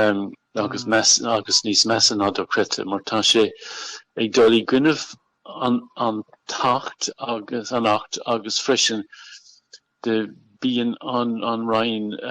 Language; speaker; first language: Irish; non-native, local second language; English